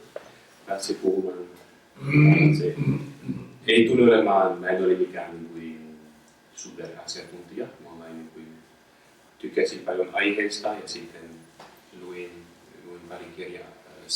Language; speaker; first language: Finnish; non-native, fluent; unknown